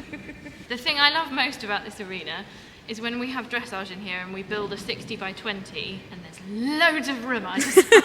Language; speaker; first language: English; native; English